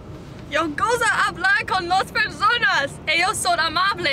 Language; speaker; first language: Spanish; non-native, learner; English